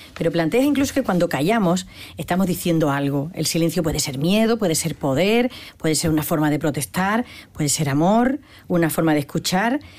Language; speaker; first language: Spanish; native; Spanish